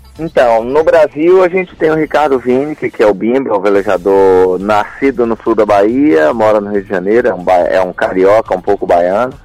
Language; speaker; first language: Portuguese; native; Portuguese